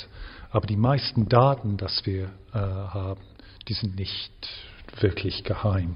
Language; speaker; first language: German; non-native, fluent; English